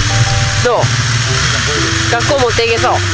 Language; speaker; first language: Japanese; native; Japanese